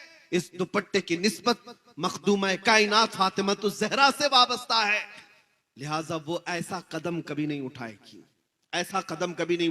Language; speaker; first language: Hindi; native; Hindi